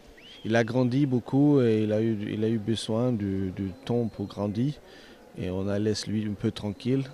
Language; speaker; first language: French; non-native, learner; Swedish